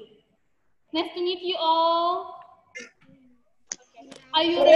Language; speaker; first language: English; non-native, learner; Indonesian